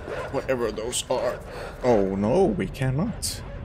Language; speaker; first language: English; non-native, fluent; Finnish